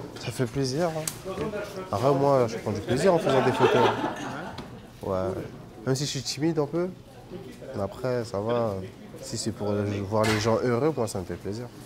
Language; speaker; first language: French; native; French